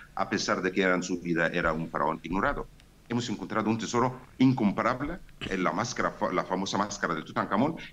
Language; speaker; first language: Spanish; non-native, fluent; Arabic